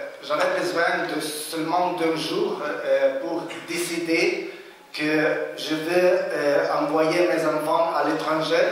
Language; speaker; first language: French; non-native, fluent; Ukrainian